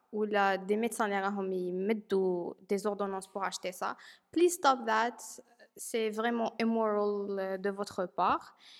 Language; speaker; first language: French; non-native, local second language; Arabic